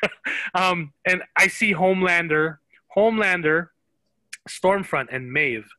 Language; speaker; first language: English; non-native, local second language; Filipino